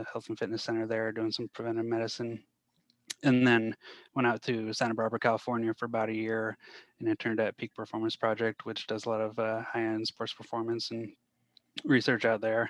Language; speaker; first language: English; native; English